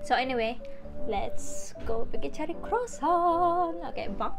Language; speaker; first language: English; non-native, local second language; Malay